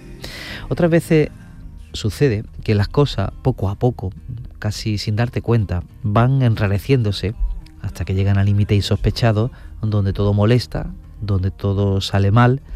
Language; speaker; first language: Spanish; native; Spanish